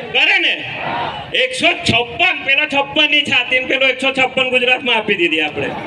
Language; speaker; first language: Gujarati; non-native, local second language; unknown